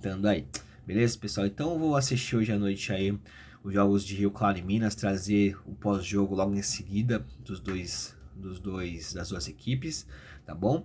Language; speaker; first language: Portuguese; native; Portuguese